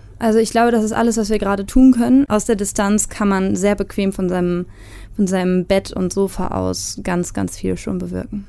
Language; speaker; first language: German; native; German